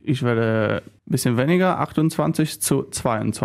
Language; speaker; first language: German; non-native, learner; Polish